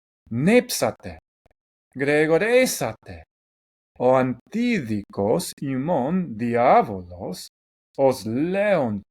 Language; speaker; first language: Greek; non-native, fluent; English